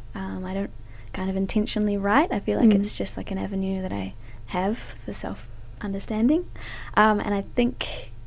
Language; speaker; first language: English; native; English